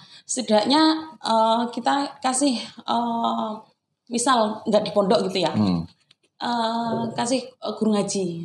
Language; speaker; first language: Indonesian; non-native, local second language; Javanese